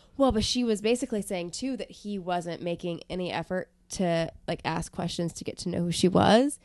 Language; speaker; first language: English; native; English